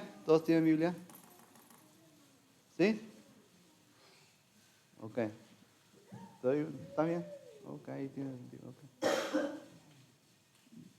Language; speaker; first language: Spanish; native; Spanish